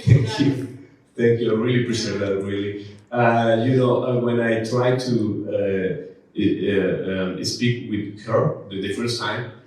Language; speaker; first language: English; non-native, learner; Spanish